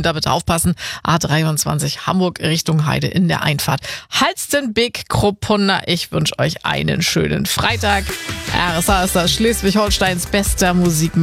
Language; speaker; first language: German; native; German